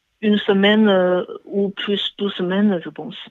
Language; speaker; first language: French; non-native, learner; Chinese